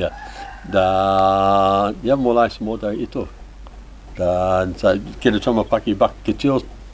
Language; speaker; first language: Indonesian; non-native, learner; English